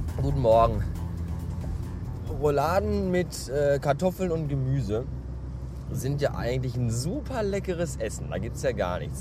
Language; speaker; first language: German; native; German